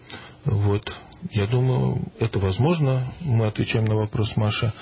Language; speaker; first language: Russian; native; Russian